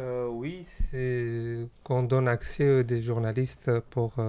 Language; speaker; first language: French; non-native, fluent; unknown